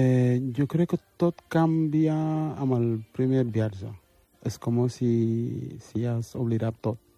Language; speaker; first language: Catalan; non-native, fluent; Wolof